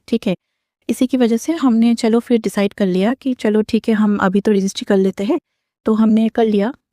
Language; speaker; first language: Hindi; non-native, local second language; Bangla